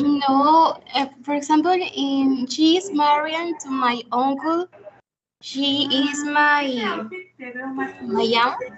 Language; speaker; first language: English; non-native, learner; Spanish